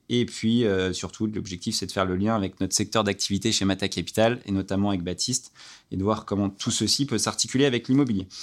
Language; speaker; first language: French; native; French